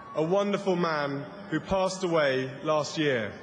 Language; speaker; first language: English; native; English